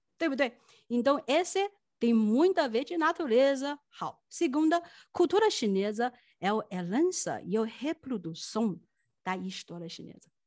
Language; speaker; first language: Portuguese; non-native, fluent; Chinese